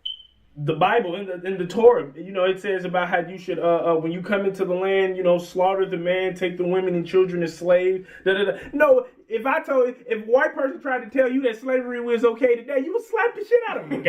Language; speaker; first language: English; native; English